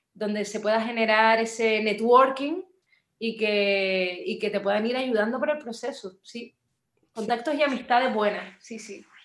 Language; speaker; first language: Spanish; native; Spanish